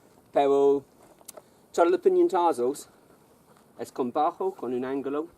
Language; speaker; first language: Spanish; non-native, learner; English